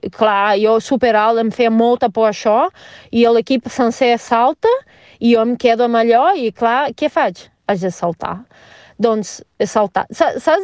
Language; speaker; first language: Catalan; non-native, fluent; Portuguese